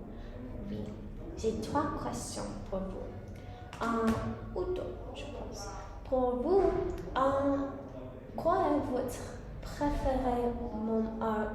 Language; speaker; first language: French; non-native, learner; English